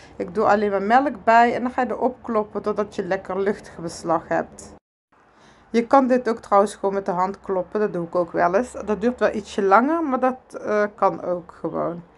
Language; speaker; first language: Dutch; early bilingual, other home language; Arabic